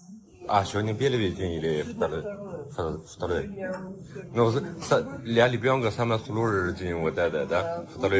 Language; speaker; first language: Russian; non-native, learner; Chinese